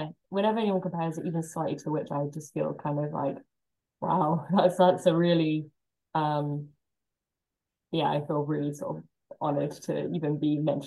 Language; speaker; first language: English; native; English